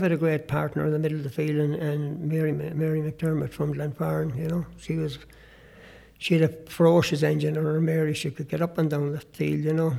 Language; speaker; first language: English; native; English